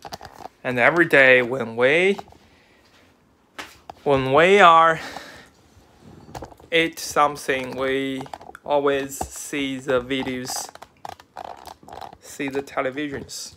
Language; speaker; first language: English; non-native, learner; Chinese